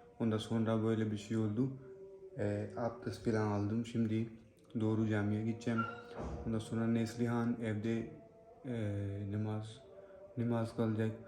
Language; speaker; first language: Turkish; non-native, learner; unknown